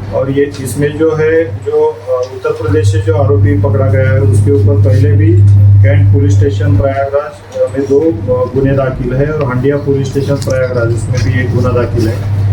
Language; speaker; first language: Hindi; non-native, local second language; Marathi